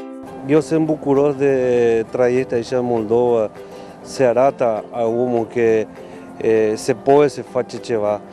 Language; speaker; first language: Romanian; non-native, learner; Spanish